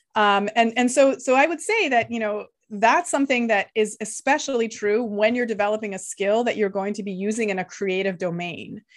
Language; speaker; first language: English; non-native, fluent; Lithuanian